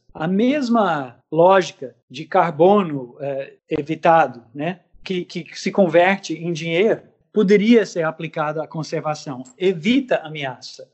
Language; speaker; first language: Portuguese; non-native, fluent; English